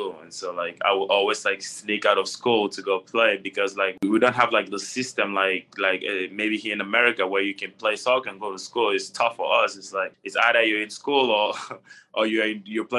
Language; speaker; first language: English; non-native, local second language; French